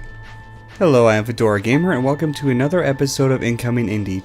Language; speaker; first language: English; native; English